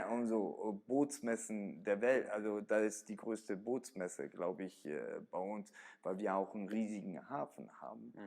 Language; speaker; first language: German; early bilingual, other home language; Italian